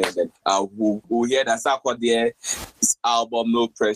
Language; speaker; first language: English; non-native, local second language; Akan